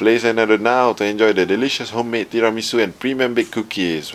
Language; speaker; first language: English; non-native, local second language; Malay